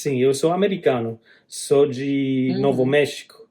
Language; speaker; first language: Portuguese; non-native, fluent; English